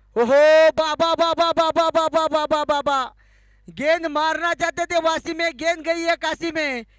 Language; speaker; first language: Hindi; non-native, local second language; Marathi